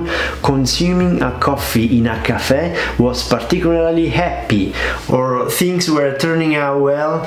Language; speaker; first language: English; non-native, fluent; Italian